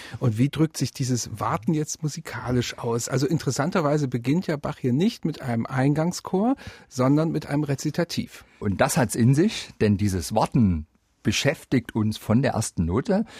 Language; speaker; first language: German; native; German